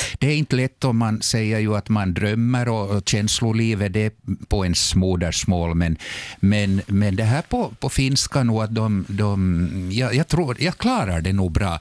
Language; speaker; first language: Swedish; native; Swedish